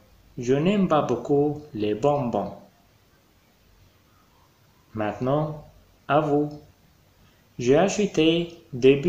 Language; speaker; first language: French; non-native, fluent; Arabic